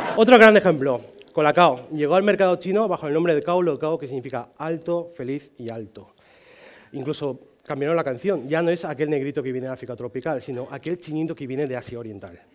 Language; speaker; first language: Spanish; non-native, fluent; Chinese